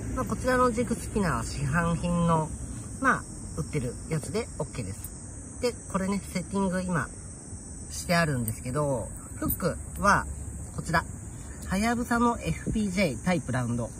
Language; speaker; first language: Japanese; native; Japanese